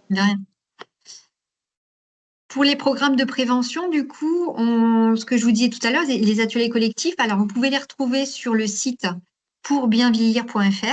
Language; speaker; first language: French; native; French